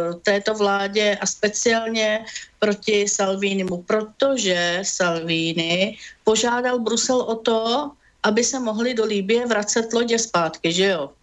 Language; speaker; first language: Czech; native; Czech